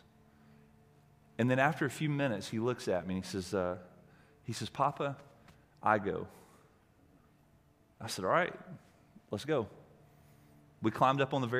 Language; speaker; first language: English; native; English